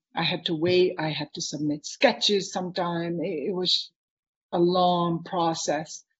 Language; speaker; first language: English; non-native, fluent; Japanese